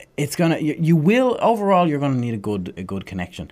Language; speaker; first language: English; native; English